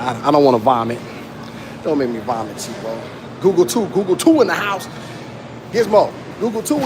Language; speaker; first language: English; native; English